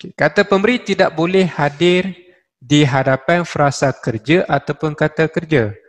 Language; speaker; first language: Malay; native; Malay